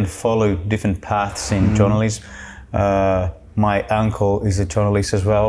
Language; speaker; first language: English; non-native, fluent; Portuguese